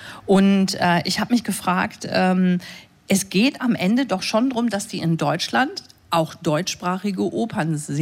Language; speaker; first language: German; native; German